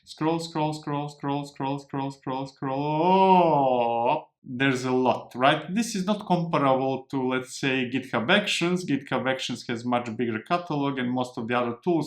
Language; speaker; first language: English; non-native, fluent; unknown